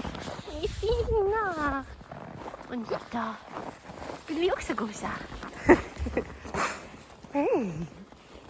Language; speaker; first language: Swedish; non-native, fluent; English